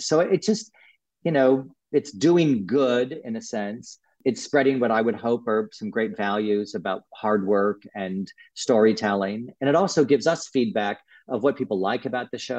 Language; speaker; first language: English; native; English